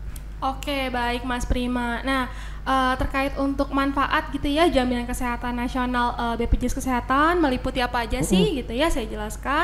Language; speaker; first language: Indonesian; native; Indonesian